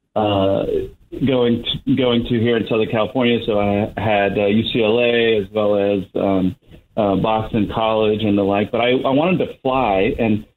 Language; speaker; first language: English; native; English